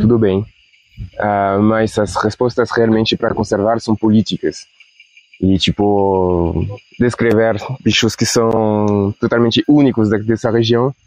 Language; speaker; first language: Portuguese; non-native, fluent; Spanish